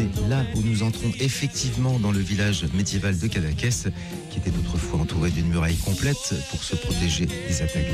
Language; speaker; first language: French; native; French